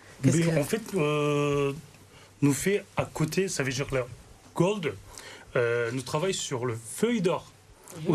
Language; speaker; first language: French; non-native, learner; Turkish